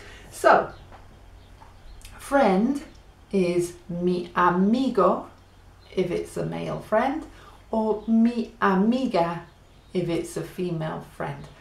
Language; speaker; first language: English; native; English